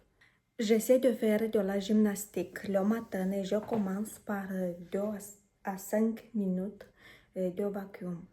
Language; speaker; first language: French; non-native, learner; Romanian